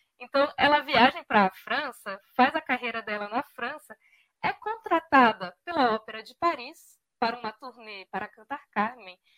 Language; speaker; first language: Portuguese; early bilingual, heritage; Portuguese